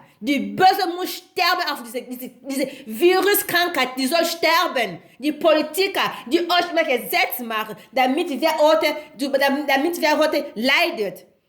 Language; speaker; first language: German; non-native, learner; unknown